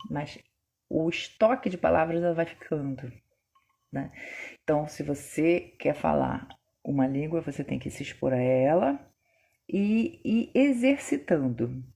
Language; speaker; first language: Portuguese; native; Portuguese